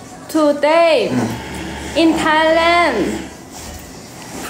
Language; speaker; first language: English; non-native, learner; Thai